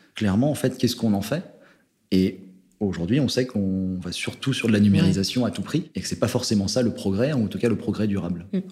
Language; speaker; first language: French; native; French